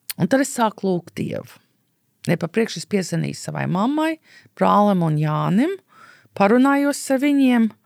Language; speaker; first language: Latvian; early bilingual, heritage; Latvian